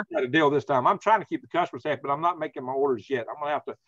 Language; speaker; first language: English; native; English